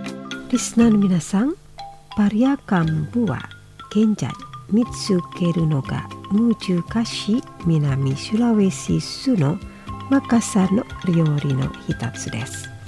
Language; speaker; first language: Japanese; non-native, fluent; Indonesian